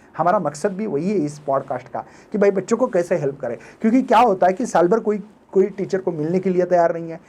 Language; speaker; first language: Hindi; non-native, local second language; Marathi